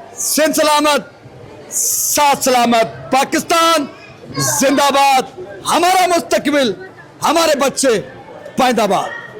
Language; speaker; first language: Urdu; non-native, local second language; Sindhi